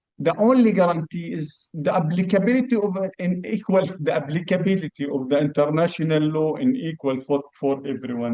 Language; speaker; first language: English; non-native, fluent; Arabic